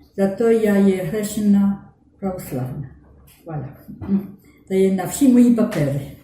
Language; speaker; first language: Ukrainian; early bilingual, heritage; Ukrainian